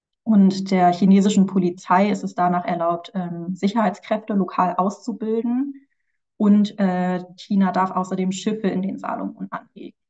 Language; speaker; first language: German; native; German